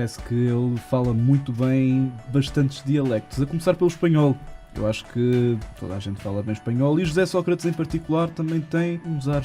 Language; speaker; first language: Portuguese; native; Portuguese